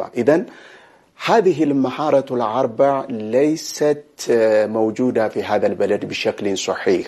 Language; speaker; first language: Arabic; non-native, fluent; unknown